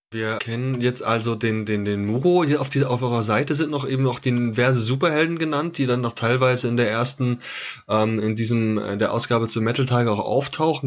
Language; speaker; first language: German; native; German